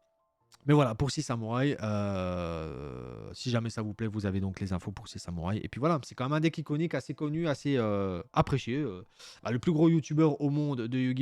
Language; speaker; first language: French; native; French